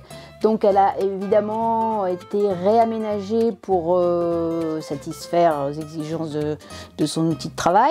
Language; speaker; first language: French; native; French